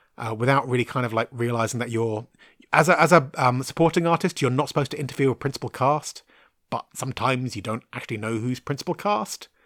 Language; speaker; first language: English; native; English